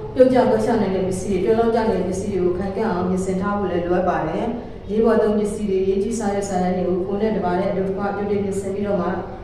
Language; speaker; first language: Burmese; native; Burmese